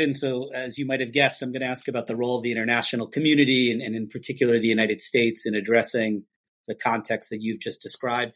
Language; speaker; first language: English; native; English